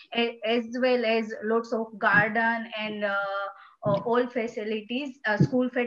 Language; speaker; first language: English; non-native, local second language; Gujarati